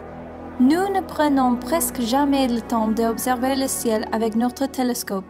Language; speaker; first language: French; non-native, learner; English